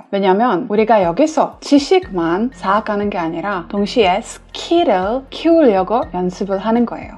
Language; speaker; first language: Korean; non-native, fluent; English